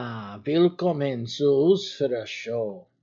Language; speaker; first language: German; non-native, learner; English